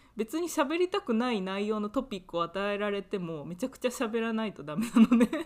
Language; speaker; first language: Japanese; native; Japanese